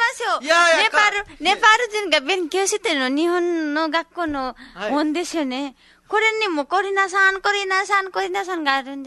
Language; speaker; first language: Japanese; non-native, learner; Nepali